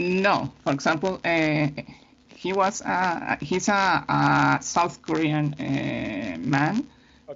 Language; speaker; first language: English; non-native, fluent; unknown